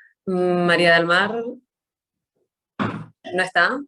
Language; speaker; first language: Spanish; native; Spanish